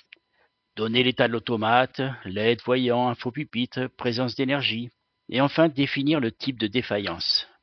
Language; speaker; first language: French; native; French